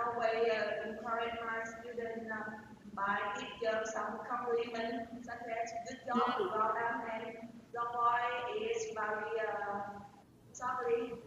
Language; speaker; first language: English; non-native, learner; Vietnamese